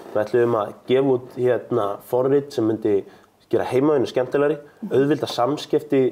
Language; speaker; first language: Icelandic; early bilingual, heritage; Icelandic